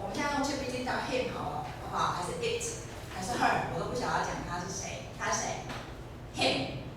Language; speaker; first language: Chinese; native; Chinese